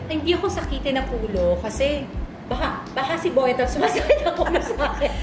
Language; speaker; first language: Filipino; native; Filipino